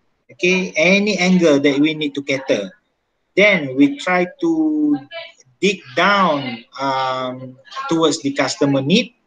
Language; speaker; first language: English; non-native, local second language; Malay